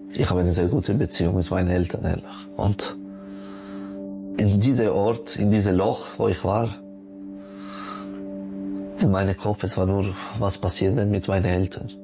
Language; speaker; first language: German; non-native, local second language; French